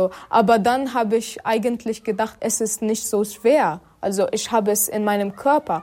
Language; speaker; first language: German; non-native, fluent; Arabic